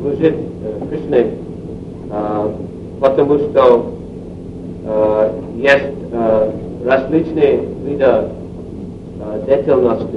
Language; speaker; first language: Russian; non-native, learner; English